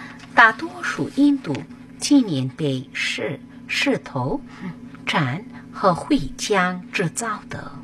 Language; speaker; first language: Chinese; non-native, learner; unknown